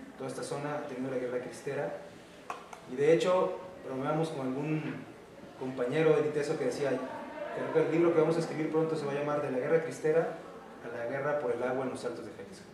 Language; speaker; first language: Spanish; native; Spanish